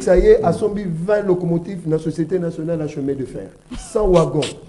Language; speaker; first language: French; non-native, local second language; Lingala